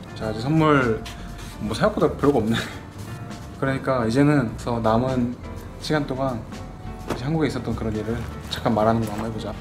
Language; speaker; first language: Korean; native; Korean